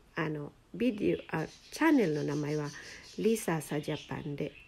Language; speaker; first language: Japanese; non-native, fluent; Filipino